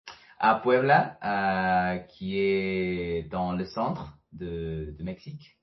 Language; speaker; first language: French; non-native, fluent; Spanish